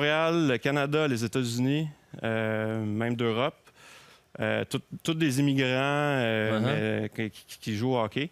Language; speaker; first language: French; native; French